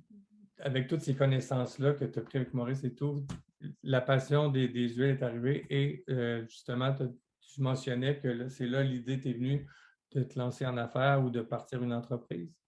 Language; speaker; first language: French; native; French